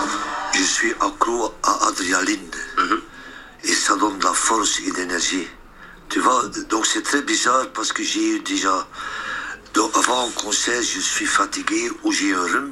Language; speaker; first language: French; non-native, local second language; Dutch